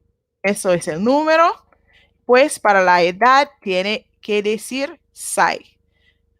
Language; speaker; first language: Spanish; non-native, learner; Japanese